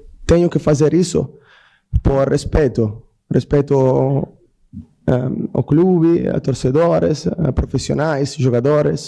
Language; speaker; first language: Portuguese; non-native, fluent; Italian